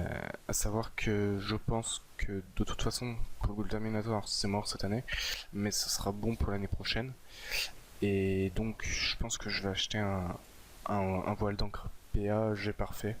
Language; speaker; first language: French; native; French